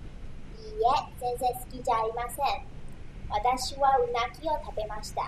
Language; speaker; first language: Japanese; non-native, learner; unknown